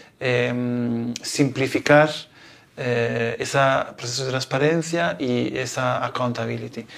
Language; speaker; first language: Spanish; non-native, fluent; Italian